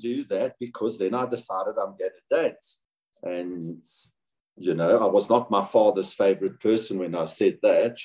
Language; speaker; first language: English; native; English